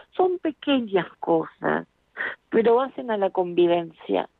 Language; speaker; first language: Spanish; native; Spanish